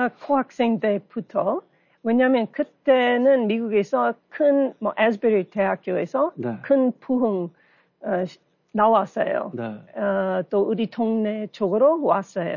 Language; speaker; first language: Korean; non-native, learner; English